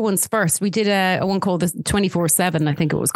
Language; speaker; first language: English; native; English